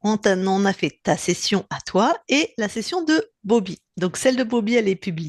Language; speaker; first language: French; native; French